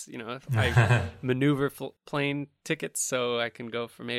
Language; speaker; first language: English; native; English